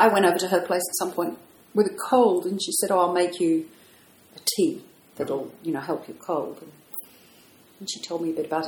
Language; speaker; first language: English; native; English